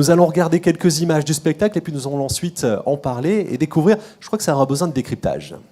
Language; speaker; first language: French; native; French